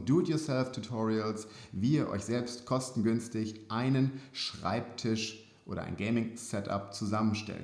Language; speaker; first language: German; native; German